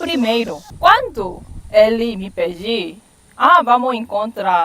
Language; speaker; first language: Portuguese; non-native, fluent; Korean